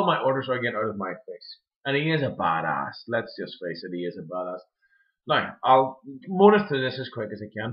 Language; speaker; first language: English; native; English